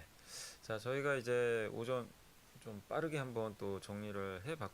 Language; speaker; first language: Korean; native; Korean